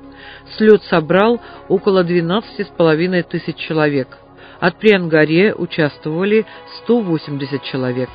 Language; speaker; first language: Russian; native; Russian